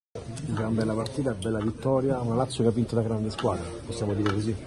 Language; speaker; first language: Italian; native; Italian